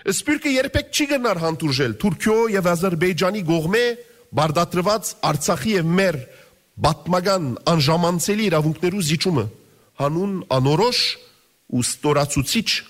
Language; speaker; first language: Armenian; early bilingual, heritage; Armenian